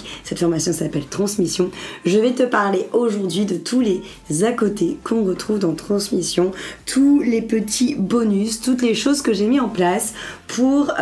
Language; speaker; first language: French; native; French